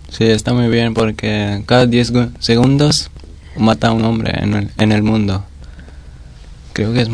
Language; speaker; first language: Spanish; non-native, local second language; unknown